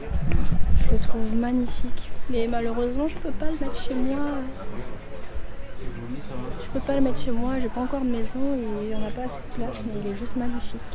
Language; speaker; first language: French; native; French